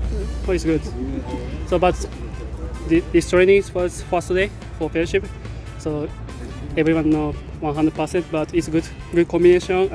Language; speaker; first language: English; non-native, learner; Japanese